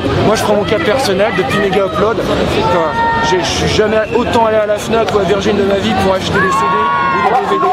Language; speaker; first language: French; native; French